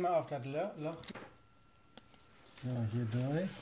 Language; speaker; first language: German; native; German